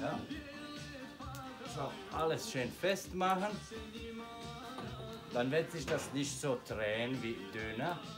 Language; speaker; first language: German; non-native, learner; Bosnian